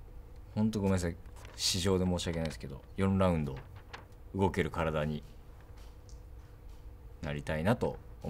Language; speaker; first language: Japanese; native; Japanese